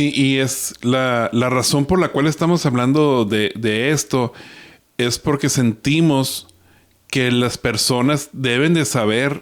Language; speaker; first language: Spanish; native; Spanish